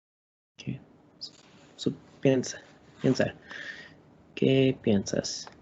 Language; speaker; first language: Spanish; non-native, learner; English